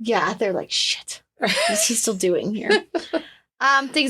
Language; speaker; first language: English; native; English